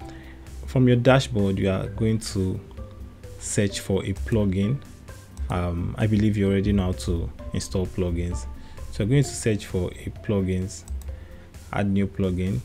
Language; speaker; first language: English; native; English